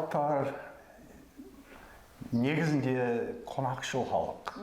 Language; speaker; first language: Kazakh; non-native, fluent; English